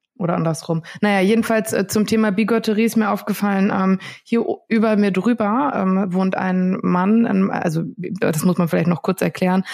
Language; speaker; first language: German; native; German